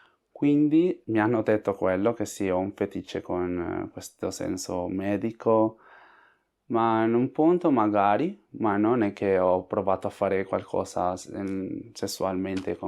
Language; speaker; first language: Italian; non-native, fluent; Spanish